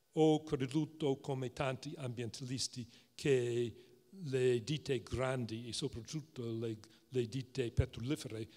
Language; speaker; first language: Italian; non-native, fluent; English